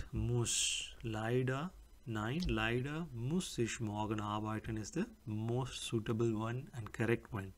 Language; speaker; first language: German; non-native, fluent; English